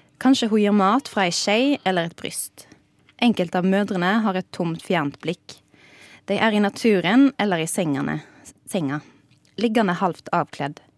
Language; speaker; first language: Norwegian; native; Norwegian